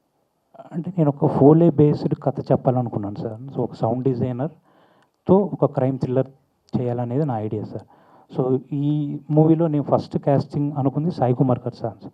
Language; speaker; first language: Telugu; native; Telugu